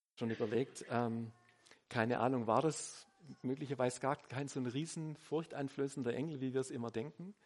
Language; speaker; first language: German; native; German